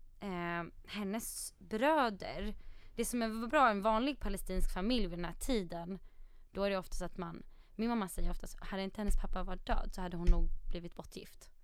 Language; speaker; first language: Swedish; early bilingual, other home language; Arabic